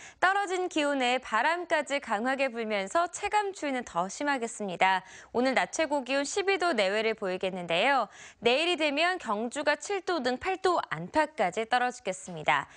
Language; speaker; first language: Korean; native; Korean